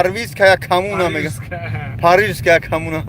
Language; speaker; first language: Russian; non-native, learner; Tajik